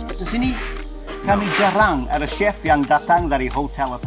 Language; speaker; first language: Indonesian; non-native, fluent; English